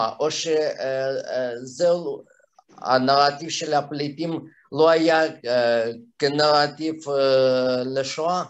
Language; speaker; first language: Hebrew; non-native, fluent; Russian